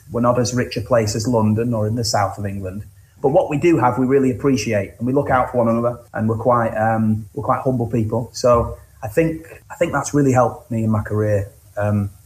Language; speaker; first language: English; native; English